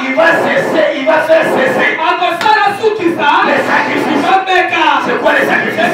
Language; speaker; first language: French; non-native, local second language; Lingala